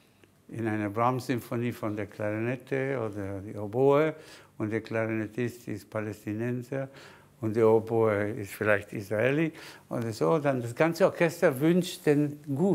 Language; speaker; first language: German; non-native, fluent; Spanish